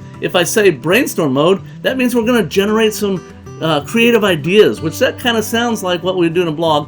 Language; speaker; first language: English; native; English